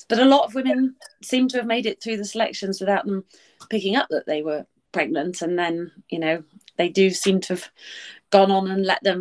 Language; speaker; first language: English; native; English